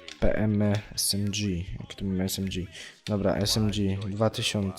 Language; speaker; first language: Polish; native; Polish